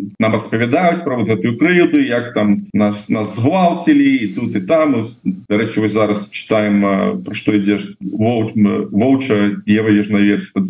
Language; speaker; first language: Belarusian; non-native, local second language; Russian